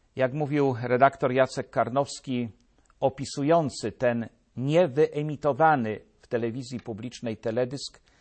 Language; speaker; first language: Polish; native; Polish